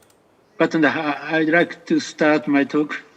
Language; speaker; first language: English; non-native, fluent; Japanese